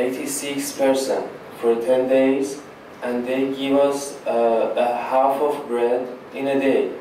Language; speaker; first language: English; non-native, learner; Persian